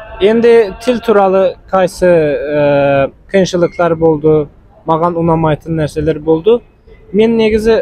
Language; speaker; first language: Kazakh; early bilingual, heritage; Azerbaijani